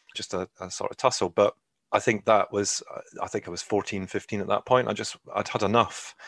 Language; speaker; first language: English; native; English